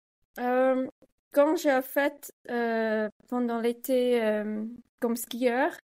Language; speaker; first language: French; non-native, learner; Swiss German